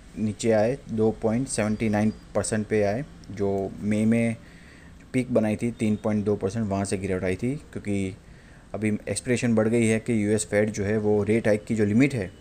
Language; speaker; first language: Hindi; non-native, local second language; Gujarati